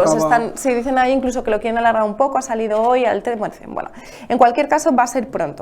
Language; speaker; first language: Spanish; native; Spanish